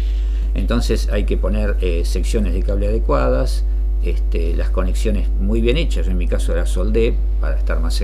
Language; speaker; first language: Spanish; native; Spanish